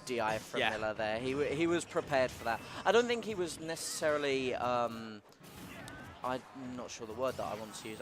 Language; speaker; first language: English; native; English